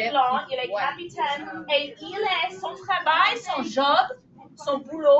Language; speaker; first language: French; non-native, fluent; English